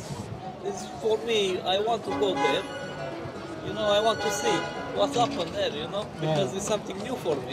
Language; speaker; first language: English; non-native, learner; Romanian